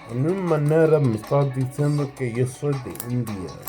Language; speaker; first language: Spanish; non-native, learner; English